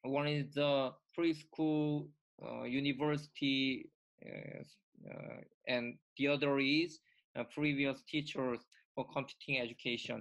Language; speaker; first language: English; non-native, learner; Korean